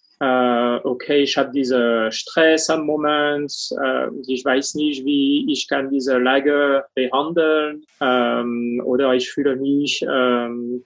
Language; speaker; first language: German; non-native, fluent; French